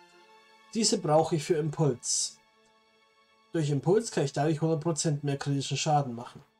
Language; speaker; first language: German; native; German